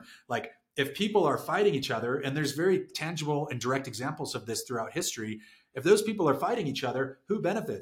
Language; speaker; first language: English; native; English